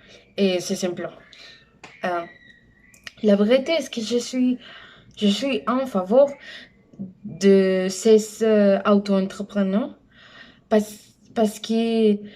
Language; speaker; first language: French; non-native, learner; Spanish